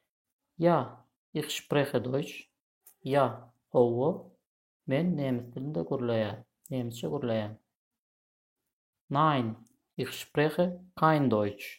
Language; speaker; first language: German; non-native, fluent; Turkmen